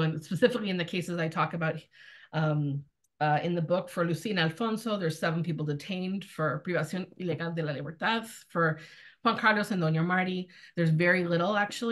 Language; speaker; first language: English; native; English